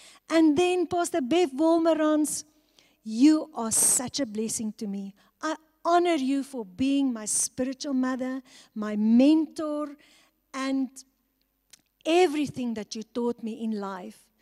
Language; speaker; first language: English; non-native, learner; Afrikaans